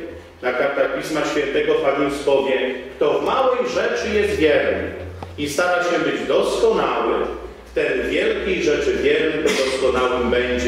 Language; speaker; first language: Polish; native; Polish